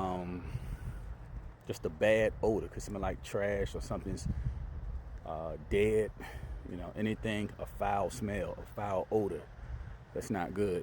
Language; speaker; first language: English; native; English